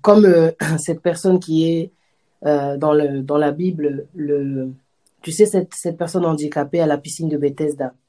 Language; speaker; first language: French; native; French